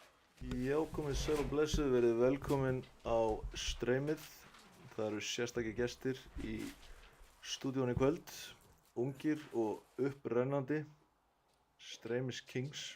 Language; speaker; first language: Icelandic; native; Icelandic